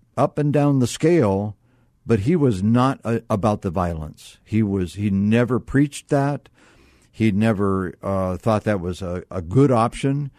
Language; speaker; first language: English; native; English